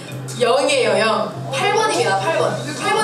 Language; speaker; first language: Korean; native; Korean